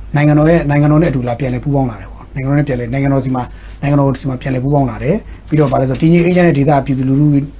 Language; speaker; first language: Burmese; native; Burmese